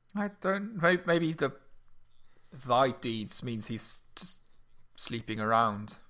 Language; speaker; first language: English; non-native, fluent; Luxembourgish